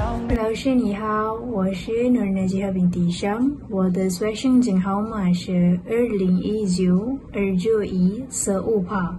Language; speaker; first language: Chinese; non-native, learner; Malay